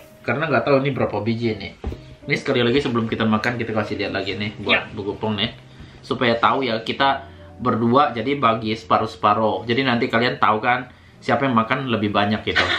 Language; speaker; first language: Indonesian; native; Indonesian